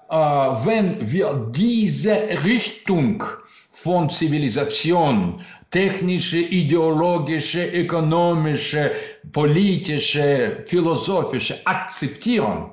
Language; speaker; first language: German; non-native, learner; Russian